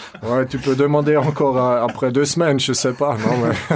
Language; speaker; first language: French; non-native, fluent; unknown